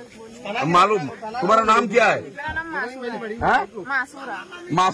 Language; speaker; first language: Hindi; non-native, local second language; Bangla